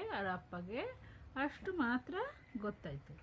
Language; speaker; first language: Kannada; non-native, fluent; Hindi